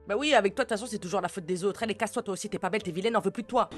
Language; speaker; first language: French; native; French